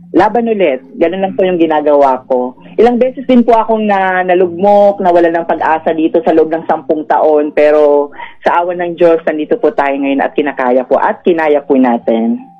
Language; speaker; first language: Filipino; non-native, local second language; Masbatenyo